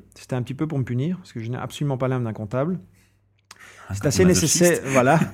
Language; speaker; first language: French; non-native, fluent; English